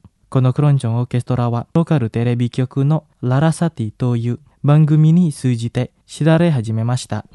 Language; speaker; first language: Japanese; non-native, fluent; Indonesian